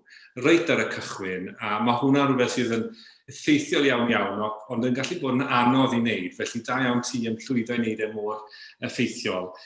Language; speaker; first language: Welsh; native; Welsh